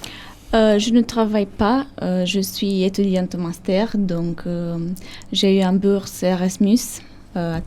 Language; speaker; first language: French; non-native, fluent; Romanian